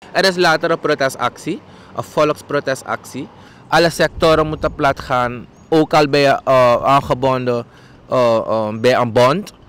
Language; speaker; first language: Dutch; native; Dutch